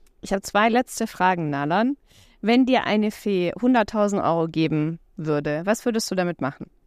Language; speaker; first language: German; native; German